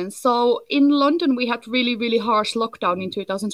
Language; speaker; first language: English; non-native, fluent; Finnish